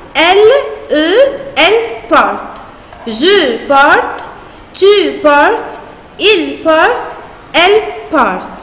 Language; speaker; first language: French; non-native, fluent; Arabic